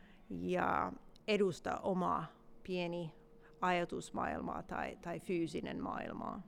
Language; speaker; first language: Finnish; non-native, fluent; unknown